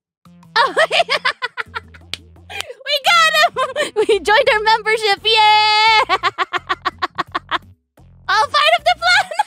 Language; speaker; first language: English; non-native, fluent; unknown